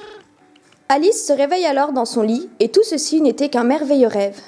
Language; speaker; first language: French; native; French